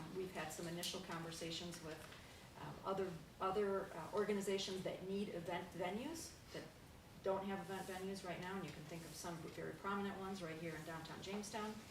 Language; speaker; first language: English; native; English